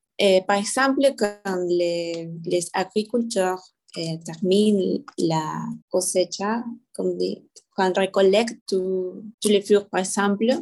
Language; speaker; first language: French; non-native, learner; Spanish